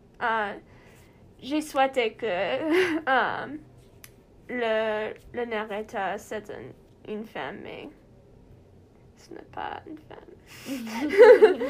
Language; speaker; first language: French; non-native, learner; English